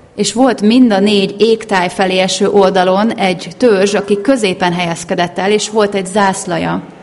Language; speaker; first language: Hungarian; native; Hungarian